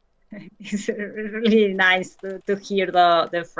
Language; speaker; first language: English; non-native, learner; Spanish